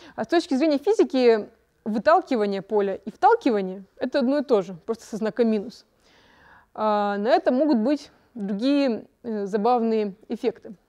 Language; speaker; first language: Russian; native; Russian